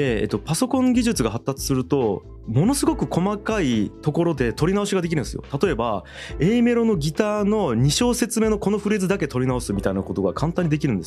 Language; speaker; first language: Japanese; native; Japanese